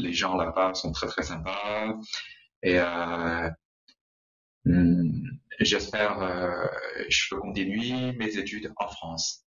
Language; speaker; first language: French; non-native, learner; Chinese